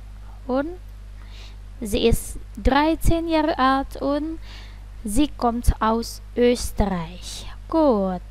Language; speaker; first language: German; non-native, fluent; Indonesian